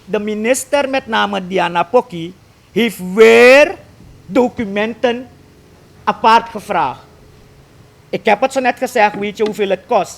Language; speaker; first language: Dutch; native; Dutch